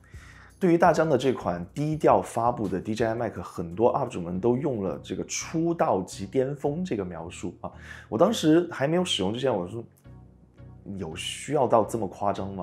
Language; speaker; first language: Chinese; native; Chinese